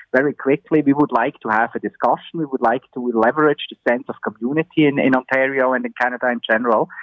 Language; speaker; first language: English; non-native, fluent; German